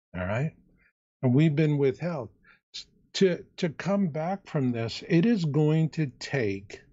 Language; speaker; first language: English; native; English